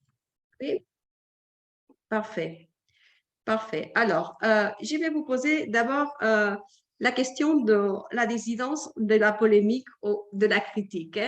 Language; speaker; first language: French; non-native, fluent; Catalan